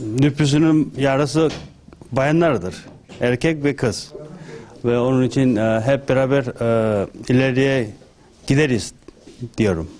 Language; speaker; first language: Turkish; non-native, learner; Korean